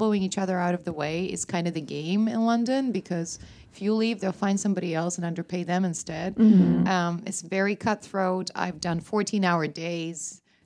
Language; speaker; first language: English; non-native, fluent; Russian